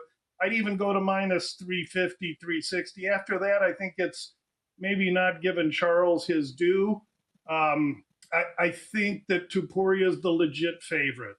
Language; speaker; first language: English; native; English